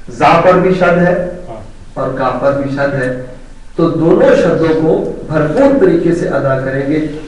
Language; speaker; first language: Urdu; non-native, local second language; Punjabi